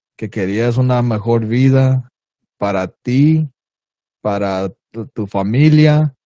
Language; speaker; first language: Spanish; early bilingual, heritage; Spanish